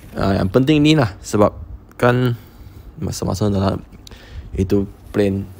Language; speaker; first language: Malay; non-native, local second language; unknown